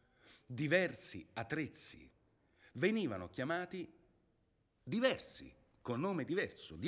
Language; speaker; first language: Italian; non-native, fluent; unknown